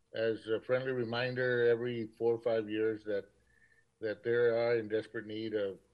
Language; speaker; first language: English; early bilingual, other home language; Spanish